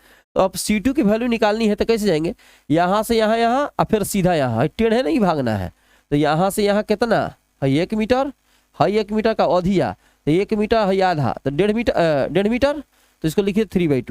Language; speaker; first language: Hindi; non-native, local second language; Bhojpuri